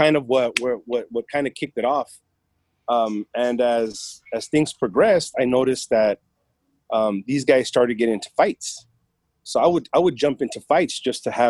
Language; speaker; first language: English; early bilingual, other home language; Spanish